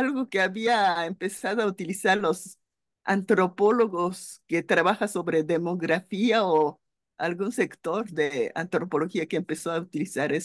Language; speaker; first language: Spanish; non-native, fluent; Japanese